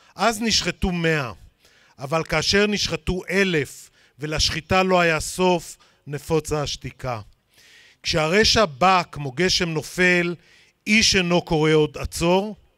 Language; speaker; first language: Hebrew; native; Hebrew